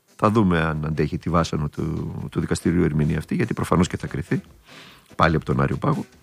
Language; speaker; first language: Greek; native; Greek